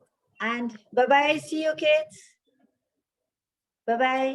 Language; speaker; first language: English; non-native, local second language; Hindi